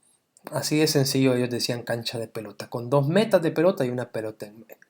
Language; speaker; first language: Spanish; native; Spanish